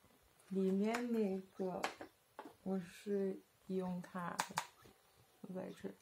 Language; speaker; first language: Chinese; non-native, fluent; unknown